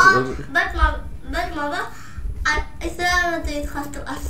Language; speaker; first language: English; non-native, learner; Indonesian